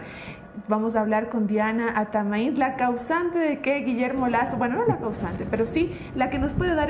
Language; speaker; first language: Spanish; native; Spanish